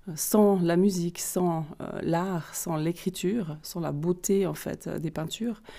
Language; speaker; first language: French; native; French